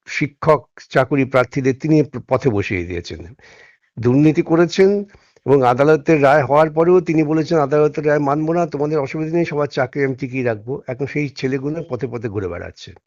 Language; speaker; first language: Bangla; native; Bangla